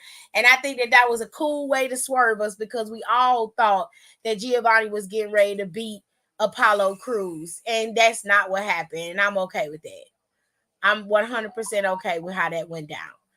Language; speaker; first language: English; native; English